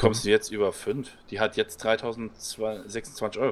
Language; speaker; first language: German; native; German